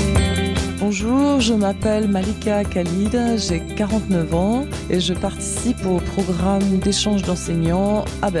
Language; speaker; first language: French; native; French